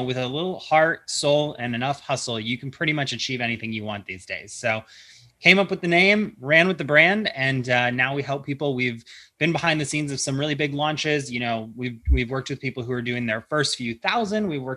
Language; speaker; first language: English; native; English